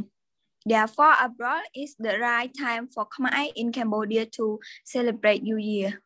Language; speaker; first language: English; non-native, learner; Khmer